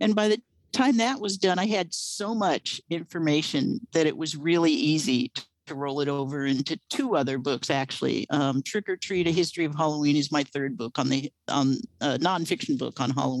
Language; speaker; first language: English; native; English